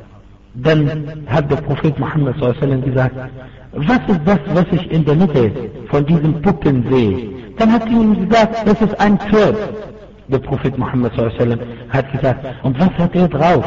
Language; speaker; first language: German; non-native, fluent; Arabic